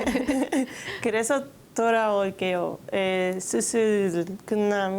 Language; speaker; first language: Korean; non-native, learner; Spanish